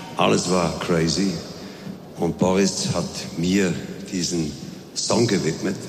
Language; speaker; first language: German; native; German